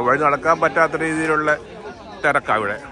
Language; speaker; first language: Malayalam; native; Malayalam